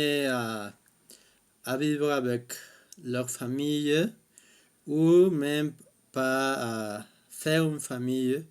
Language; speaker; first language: French; non-native, fluent; Spanish